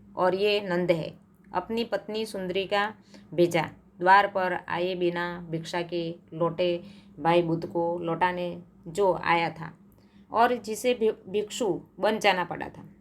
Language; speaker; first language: Hindi; non-native, local second language; Gujarati